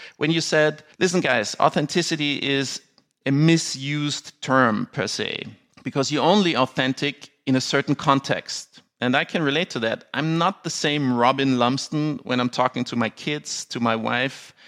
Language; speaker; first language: English; non-native, fluent; German